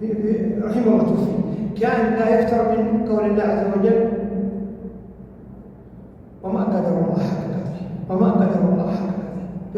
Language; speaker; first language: Arabic; native; Arabic